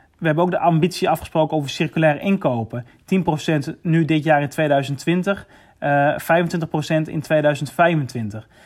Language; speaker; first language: Dutch; native; Dutch